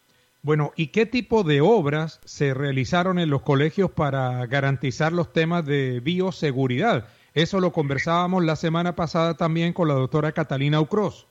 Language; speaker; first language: Spanish; native; Spanish